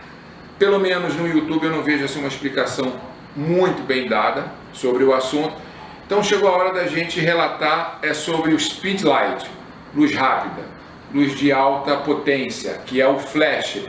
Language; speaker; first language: Portuguese; native; Portuguese